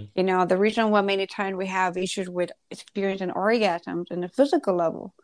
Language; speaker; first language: English; non-native, fluent; Spanish